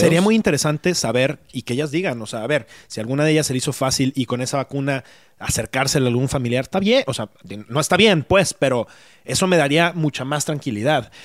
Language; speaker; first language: Spanish; native; Spanish